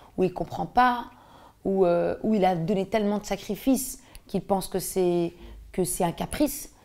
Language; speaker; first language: French; native; French